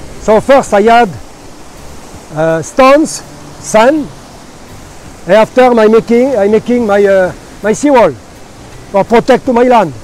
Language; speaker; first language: English; non-native, learner; French